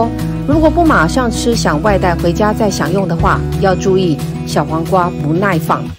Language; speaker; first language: Chinese; native; Chinese